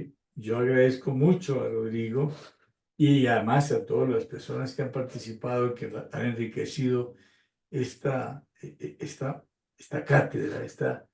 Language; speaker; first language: Spanish; native; Spanish